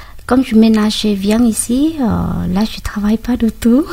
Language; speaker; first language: French; non-native, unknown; Thai